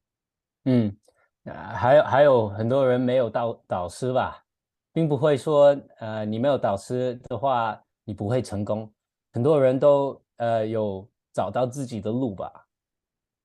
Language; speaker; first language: Chinese; non-native, fluent; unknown